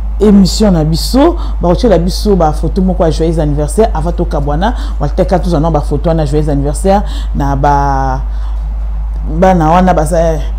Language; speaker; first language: Lingala; native; Lingala